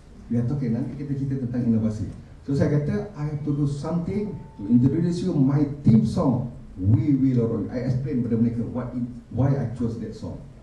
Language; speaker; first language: English; non-native, local second language; Malay